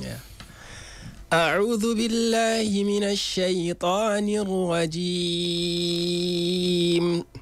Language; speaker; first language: Indonesian; non-native, learner; Hausa